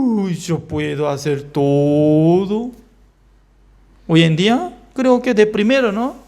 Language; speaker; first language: Spanish; non-native, fluent; Korean